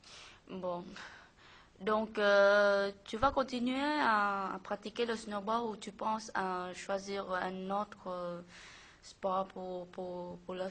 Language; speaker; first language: French; non-native, learner; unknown